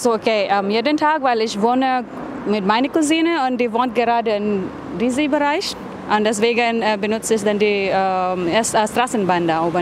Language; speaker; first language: German; non-native, learner; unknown